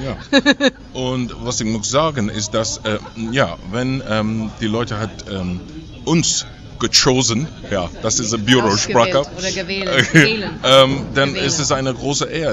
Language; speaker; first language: German; non-native, learner; English